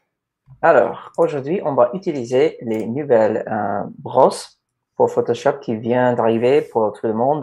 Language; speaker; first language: French; non-native, learner; English